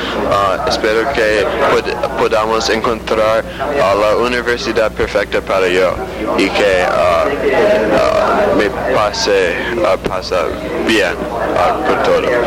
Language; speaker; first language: Spanish; non-native, learner; English